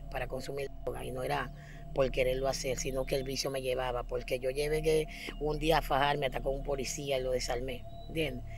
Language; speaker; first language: Spanish; native; Spanish